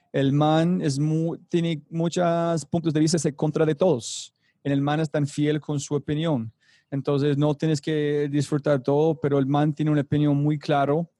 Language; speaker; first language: Spanish; non-native, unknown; English